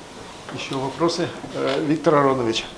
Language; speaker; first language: Russian; native; Russian